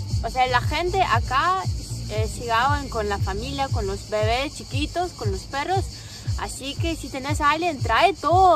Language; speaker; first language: Spanish; non-native, fluent; Ukrainian